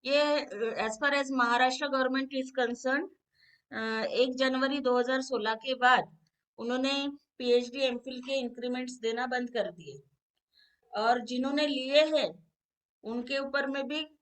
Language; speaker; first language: Hindi; non-native, local second language; Marathi